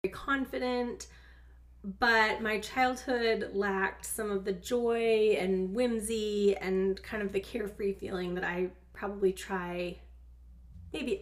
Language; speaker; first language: English; native; English